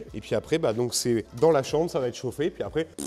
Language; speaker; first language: French; native; French